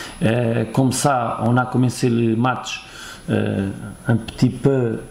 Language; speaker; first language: French; non-native, fluent; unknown